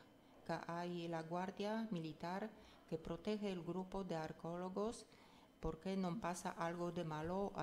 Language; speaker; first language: Spanish; non-native, fluent; Polish